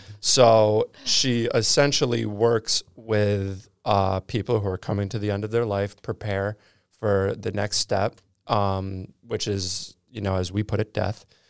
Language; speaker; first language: English; native; English